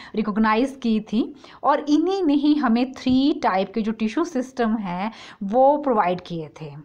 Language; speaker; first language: Hindi; native; Hindi